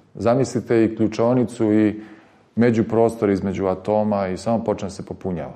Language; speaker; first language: Serbian; native; Serbian